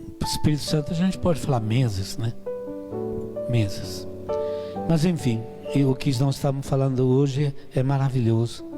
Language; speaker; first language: Portuguese; non-native, fluent; Italian